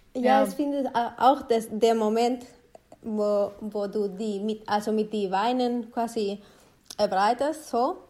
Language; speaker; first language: German; non-native, fluent; Spanish